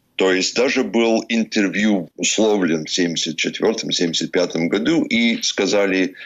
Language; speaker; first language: Russian; early bilingual, heritage; Russian